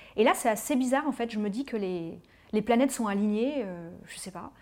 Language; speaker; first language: French; native; French